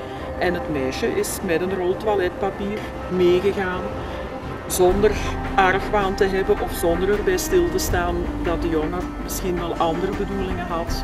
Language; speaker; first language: Dutch; native; Dutch